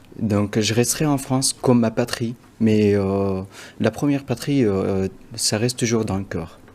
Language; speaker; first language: French; non-native, fluent; Arabic